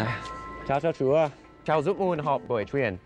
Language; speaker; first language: Vietnamese; non-native, learner; English